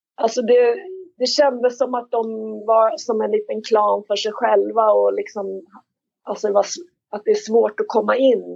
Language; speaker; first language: Swedish; native; Swedish